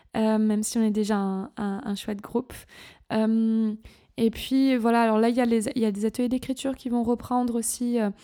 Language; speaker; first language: French; native; French